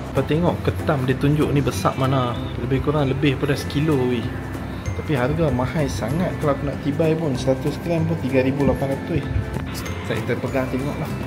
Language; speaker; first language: Malay; native; Malay